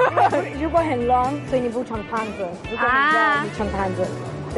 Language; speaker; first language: Chinese; non-native, learner; Hebrew